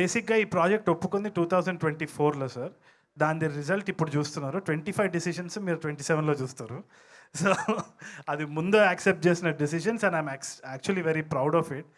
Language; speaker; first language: Telugu; native; Telugu